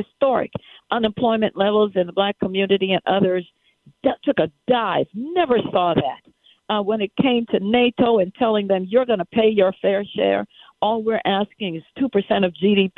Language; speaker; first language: English; native; English